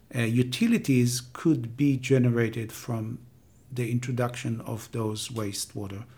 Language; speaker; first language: English; non-native, fluent; Hebrew